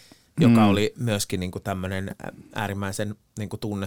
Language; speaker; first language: Finnish; native; Finnish